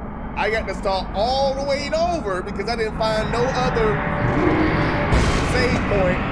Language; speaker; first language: English; native; English